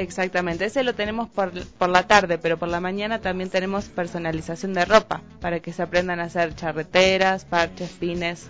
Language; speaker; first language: Spanish; native; Spanish